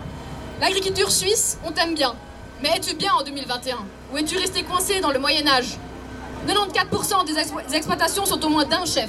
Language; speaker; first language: French; native; French